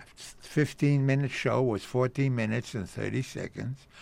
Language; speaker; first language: English; early bilingual, other home language; Yiddish